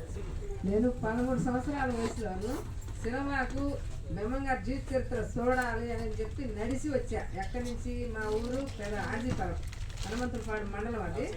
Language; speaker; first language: Telugu; native; Telugu